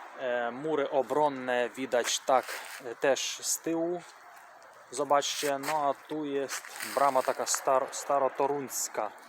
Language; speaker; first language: Polish; non-native, fluent; Russian